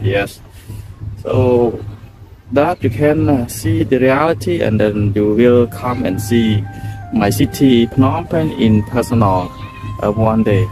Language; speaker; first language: English; non-native, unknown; Khmer